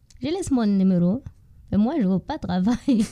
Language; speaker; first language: French; non-native, learner; Arabic